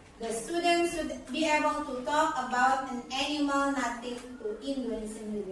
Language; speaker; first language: English; non-native, learner; Indonesian